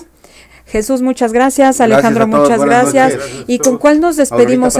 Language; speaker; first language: Spanish; native; Spanish